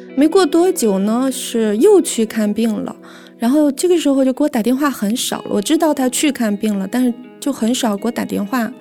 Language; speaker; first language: Chinese; native; Chinese